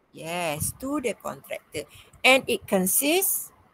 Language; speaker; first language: English; non-native, local second language; Malay